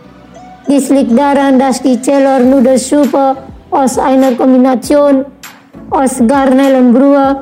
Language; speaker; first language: German; non-native, fluent; Indonesian